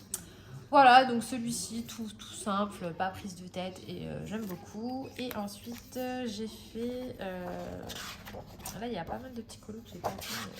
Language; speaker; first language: French; native; French